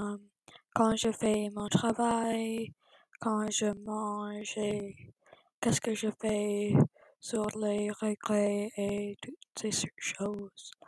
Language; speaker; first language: French; non-native, learner; English